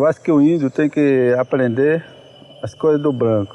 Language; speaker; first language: Portuguese; non-native, local second language; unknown